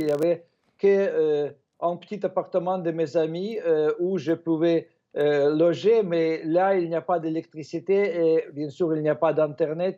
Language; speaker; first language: French; non-native, fluent; Ukrainian